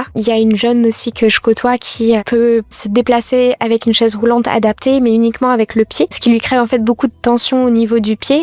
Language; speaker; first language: French; native; French